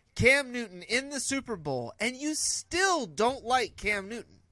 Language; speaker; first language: English; native; English